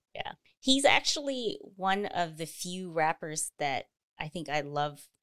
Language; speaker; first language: English; native; English